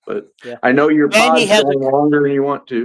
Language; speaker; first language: English; native; English